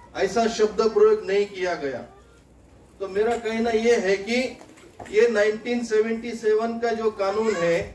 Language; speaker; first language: Hindi; non-native, local second language; Marathi